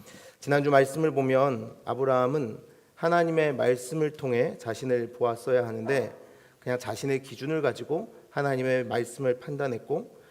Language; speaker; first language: Korean; native; Korean